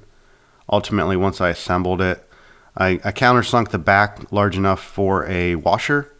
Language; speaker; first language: English; native; English